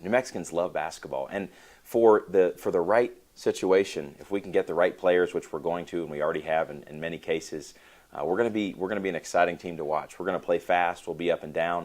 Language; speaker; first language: English; native; English